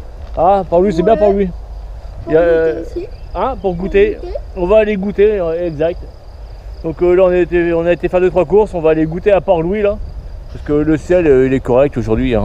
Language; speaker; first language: French; native; French